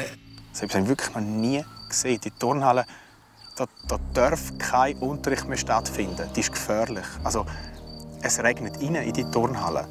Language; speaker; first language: German; native; German